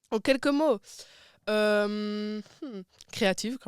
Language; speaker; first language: French; native; French